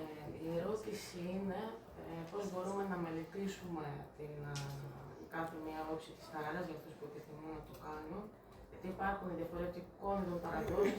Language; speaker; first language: Greek; native; Greek